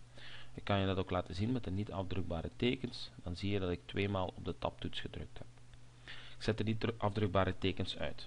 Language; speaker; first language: Dutch; native; Dutch